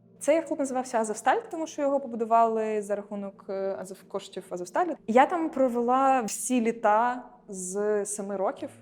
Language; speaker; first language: Ukrainian; non-native, local second language; Russian